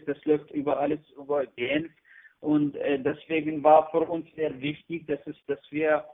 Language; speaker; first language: German; non-native, learner; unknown